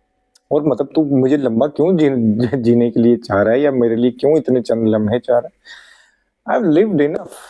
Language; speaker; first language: Hindi; non-native, local second language; Punjabi